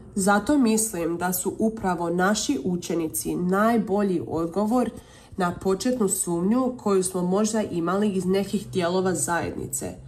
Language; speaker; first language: Serbian; early bilingual, heritage; Croatian